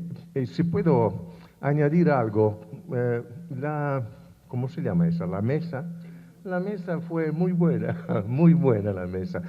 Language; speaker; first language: Spanish; non-native, fluent; Italian